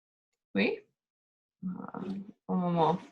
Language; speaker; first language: French; non-native, learner; English